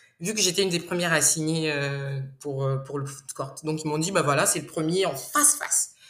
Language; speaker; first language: French; non-native, local second language; Bambara